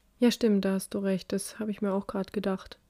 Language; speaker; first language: German; native; German